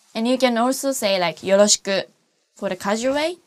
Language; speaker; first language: English; non-native, fluent; Japanese